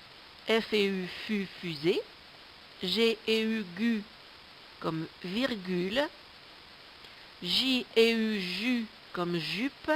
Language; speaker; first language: French; native; French